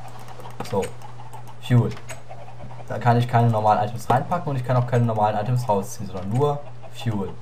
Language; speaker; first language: German; native; German